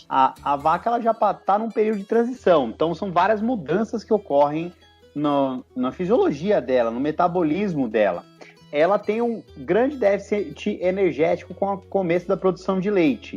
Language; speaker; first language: Portuguese; native; Portuguese